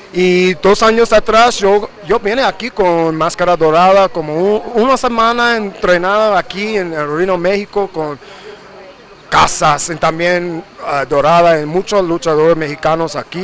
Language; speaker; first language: Spanish; early bilingual, heritage; English